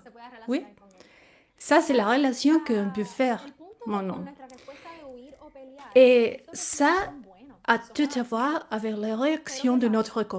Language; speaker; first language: French; non-native, fluent; Spanish